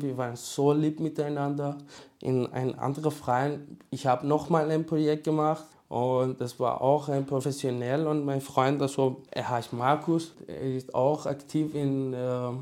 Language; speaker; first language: German; non-native, learner; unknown